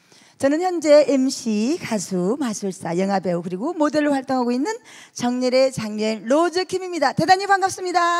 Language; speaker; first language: Korean; native; Korean